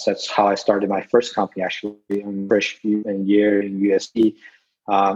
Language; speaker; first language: English; non-native, fluent; Chinese